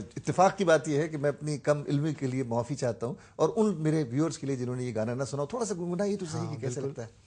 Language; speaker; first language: Urdu; native; Urdu